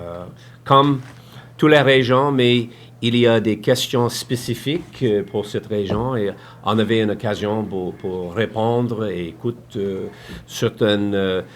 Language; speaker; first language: French; non-native, learner; English